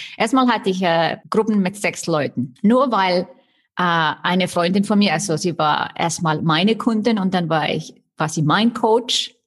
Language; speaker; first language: German; non-native, fluent; Icelandic